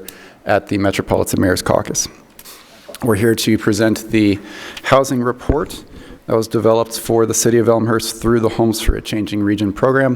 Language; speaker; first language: English; native; English